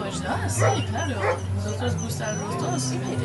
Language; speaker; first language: Spanish; non-native, learner; French